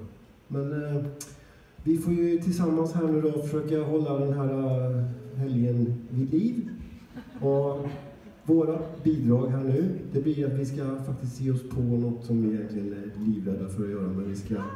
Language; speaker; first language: Swedish; native; Swedish